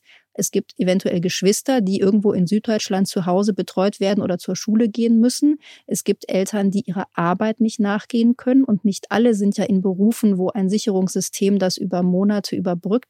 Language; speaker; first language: German; native; German